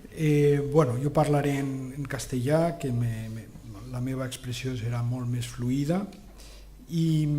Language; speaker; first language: Catalan; non-native, local second language; Spanish